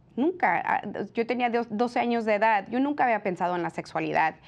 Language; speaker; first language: Spanish; early bilingual, heritage; Spanish